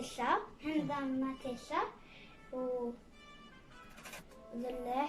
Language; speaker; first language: Arabic; early bilingual, heritage; Arabic